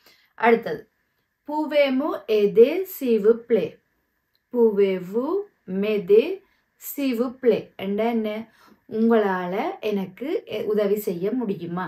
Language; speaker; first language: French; non-native, fluent; Tamil